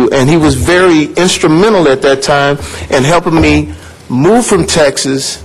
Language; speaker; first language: English; native; English